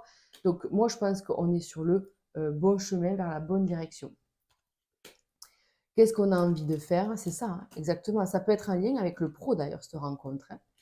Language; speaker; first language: French; native; French